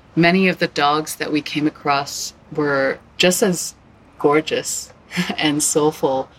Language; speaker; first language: English; non-native, local second language; Cantonese